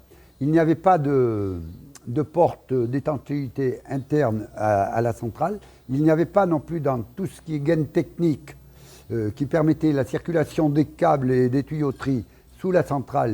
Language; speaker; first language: French; native; French